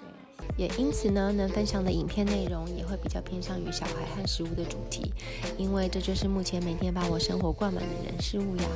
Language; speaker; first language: Chinese; native; Chinese